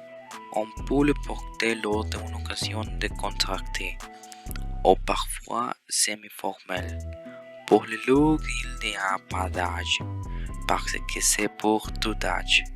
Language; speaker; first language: French; non-native, learner; Spanish